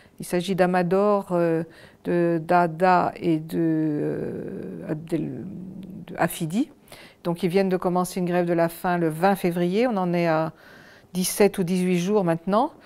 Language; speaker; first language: French; native; French